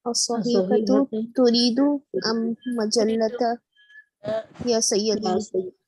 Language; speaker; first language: Arabic; non-native, learner; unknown